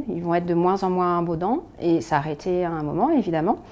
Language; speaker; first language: French; native; French